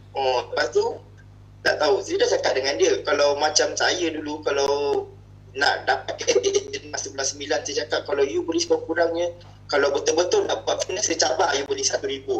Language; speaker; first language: Malay; native; Malay